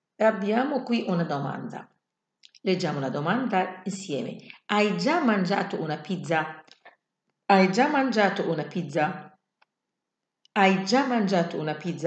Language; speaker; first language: Italian; non-native, fluent; Arabic